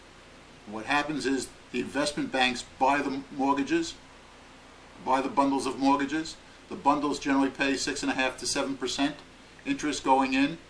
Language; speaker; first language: English; native; English